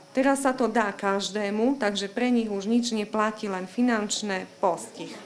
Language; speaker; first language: Slovak; native; Slovak